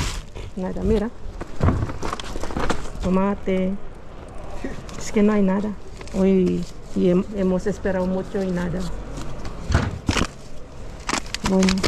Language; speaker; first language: Spanish; non-native, learner; Filipino